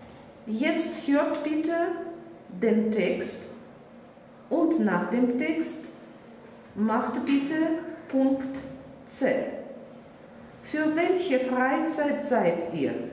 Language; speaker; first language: German; non-native, fluent; Russian